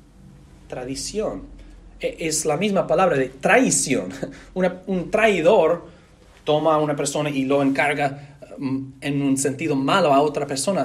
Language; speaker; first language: Spanish; non-native, fluent; English